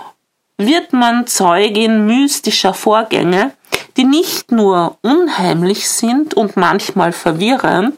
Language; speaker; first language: German; native; German